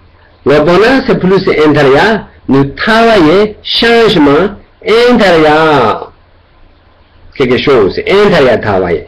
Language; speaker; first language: French; non-native, learner; Tibetan